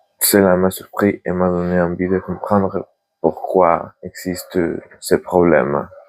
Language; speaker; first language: French; non-native, learner; Spanish